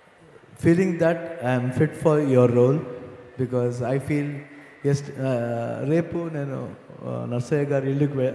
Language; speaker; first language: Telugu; non-native, learner; Kannada